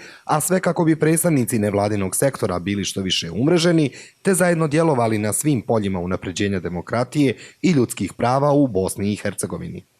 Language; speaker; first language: Bosnian; native; Bosnian